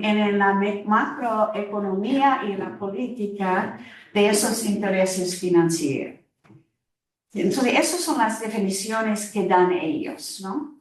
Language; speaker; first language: Spanish; non-native, fluent; English